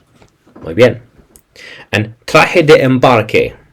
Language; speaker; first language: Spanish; non-native, learner; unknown